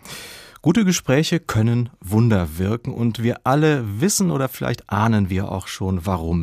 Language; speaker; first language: German; native; German